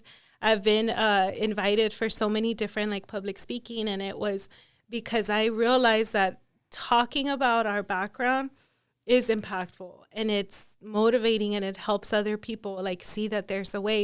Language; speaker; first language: English; early bilingual, other home language; Spanish